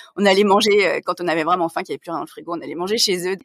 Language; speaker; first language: French; native; French